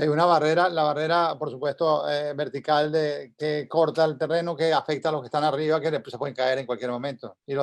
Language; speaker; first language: Spanish; native; Spanish